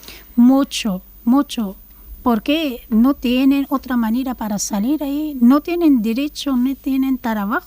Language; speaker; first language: Spanish; non-native, learner; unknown